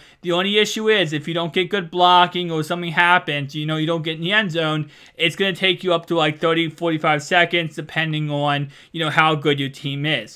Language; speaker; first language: English; native; English